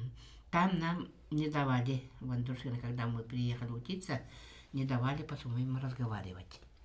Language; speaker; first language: Russian; non-native, local second language; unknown